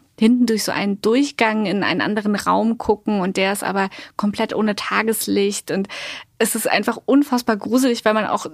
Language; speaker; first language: German; native; German